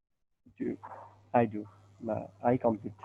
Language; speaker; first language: English; non-native, learner; Bangla